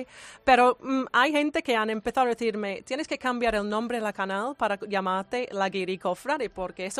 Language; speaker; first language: Spanish; non-native, fluent; English